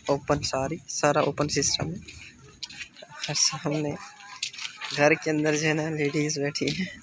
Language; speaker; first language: Urdu; non-native, local second language; Saraiki